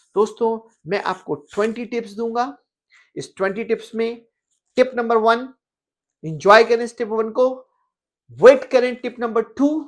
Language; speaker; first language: Urdu; native; Urdu